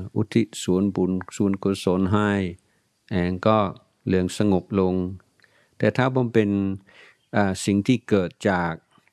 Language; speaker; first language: Thai; non-native, fluent; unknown